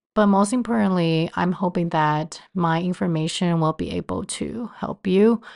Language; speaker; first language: English; non-native, fluent; Chinese